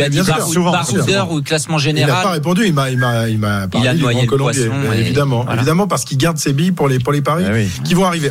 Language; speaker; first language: French; native; French